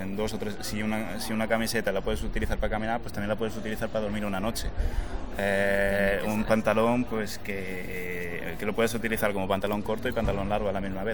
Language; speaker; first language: Spanish; native; Spanish